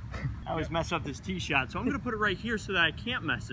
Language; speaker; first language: English; native; English